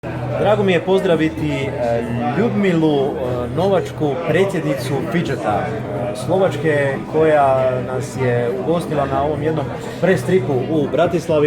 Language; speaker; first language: Croatian; native; Croatian